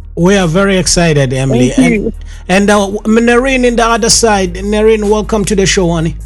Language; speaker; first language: English; non-native, local second language; Zulu